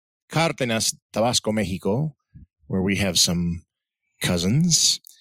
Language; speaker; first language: English; early bilingual, other home language; Spanish